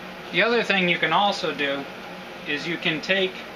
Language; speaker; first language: English; native; English